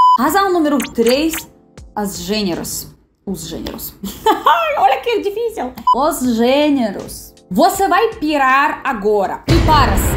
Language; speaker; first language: Portuguese; non-native, fluent; Russian